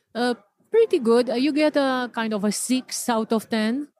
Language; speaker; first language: English; non-native, fluent; Romanian